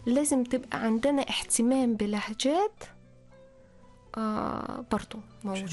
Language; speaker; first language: Arabic; non-native, fluent; Russian